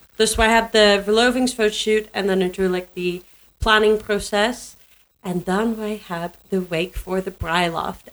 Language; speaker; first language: Dutch; non-native, learner; English